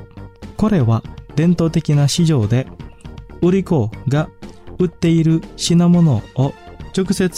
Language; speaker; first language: Japanese; non-native, fluent; Indonesian